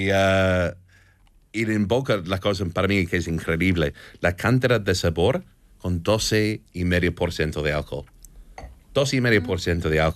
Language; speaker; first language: Spanish; non-native, learner; English